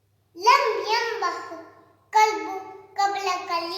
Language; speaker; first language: Arabic; non-native, learner; Urdu